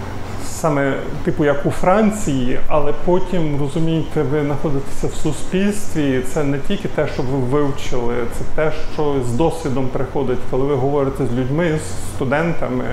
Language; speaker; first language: Ukrainian; native; Ukrainian